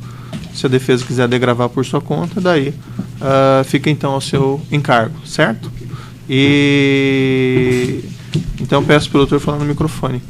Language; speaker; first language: Portuguese; native; Portuguese